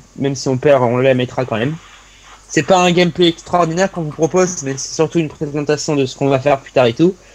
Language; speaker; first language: French; native; French